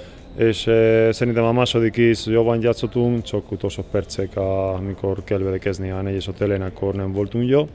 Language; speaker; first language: Hungarian; non-native, learner; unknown